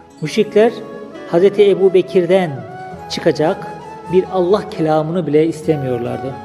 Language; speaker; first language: Turkish; native; Turkish